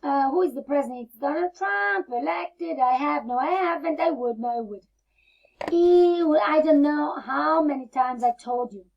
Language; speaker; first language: English; non-native, fluent; Italian